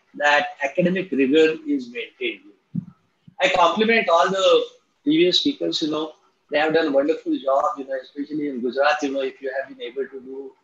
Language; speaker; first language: English; non-native, local second language; Marathi